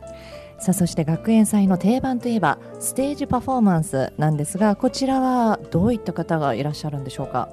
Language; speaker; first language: Japanese; native; Japanese